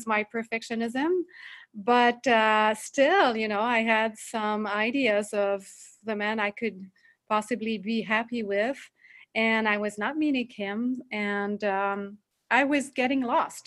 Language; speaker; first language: English; non-native, fluent; French